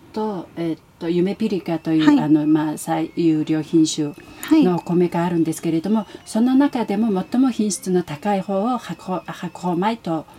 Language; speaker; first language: Japanese; non-native, fluent; Mongolian